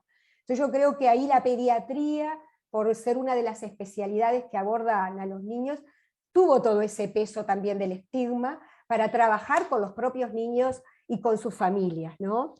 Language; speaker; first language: Spanish; native; Spanish